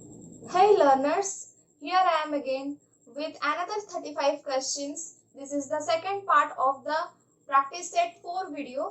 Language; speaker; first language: English; non-native, local second language; Hindi